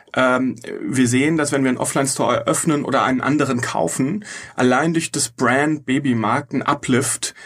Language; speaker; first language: German; native; German